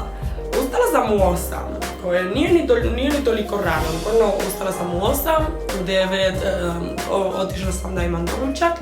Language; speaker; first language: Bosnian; non-native, fluent; Spanish